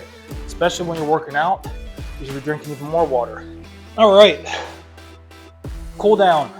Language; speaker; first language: English; native; English